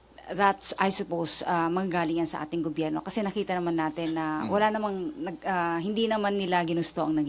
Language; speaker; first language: Filipino; native; Filipino